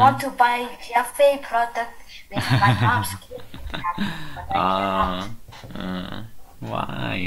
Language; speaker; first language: English; non-native, learner; Chinese